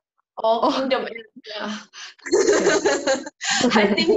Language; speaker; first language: English; non-native, learner; Indonesian